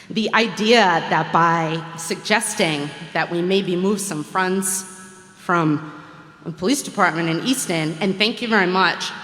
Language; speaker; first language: English; native; English